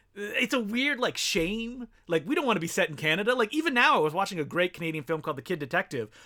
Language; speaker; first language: English; non-native, fluent; French